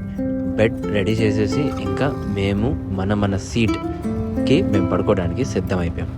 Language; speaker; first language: Telugu; native; Telugu